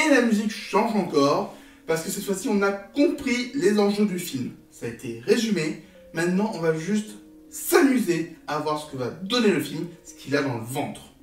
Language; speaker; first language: French; native; French